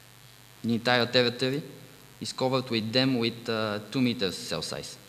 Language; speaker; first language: English; non-native, fluent; Bulgarian